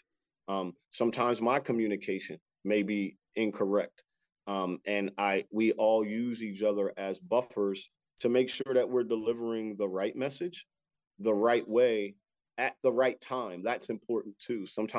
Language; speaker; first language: English; native; English